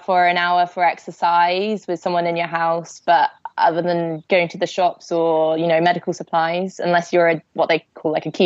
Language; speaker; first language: English; native; English